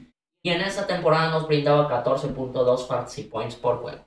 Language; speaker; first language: Spanish; native; Spanish